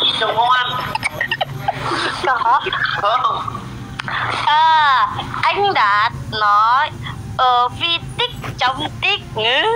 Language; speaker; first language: Vietnamese; non-native, learner; Indonesian